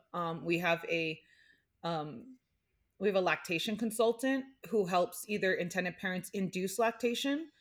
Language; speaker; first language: English; native; English